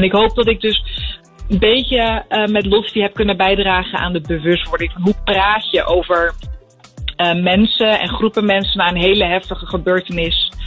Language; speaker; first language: Dutch; early bilingual, other home language; Arabic